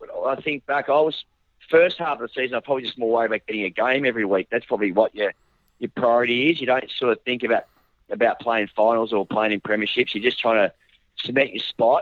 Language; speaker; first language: English; native; English